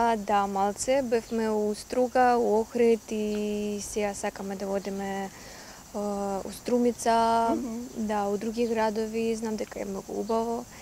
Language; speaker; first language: Macedonian; non-native, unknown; Ukrainian